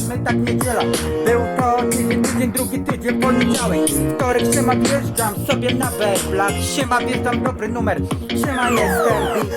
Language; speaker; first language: Polish; native; Polish